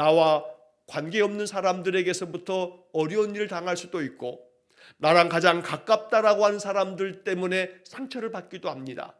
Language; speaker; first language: Korean; native; Korean